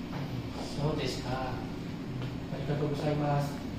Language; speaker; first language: Japanese; non-native, learner; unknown